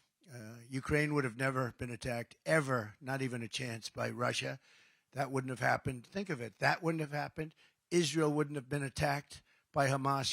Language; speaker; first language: English; native; English